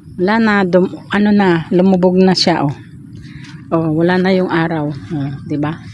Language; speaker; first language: Filipino; non-native, local second language; Iloko